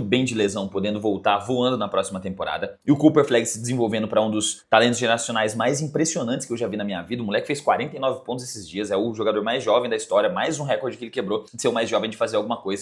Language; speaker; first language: Portuguese; native; Portuguese